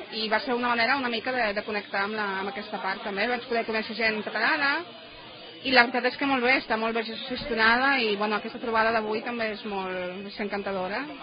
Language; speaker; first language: Catalan; non-native, fluent; Polish